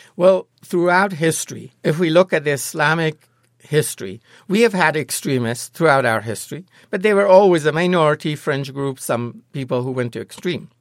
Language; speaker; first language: English; non-native, fluent; Persian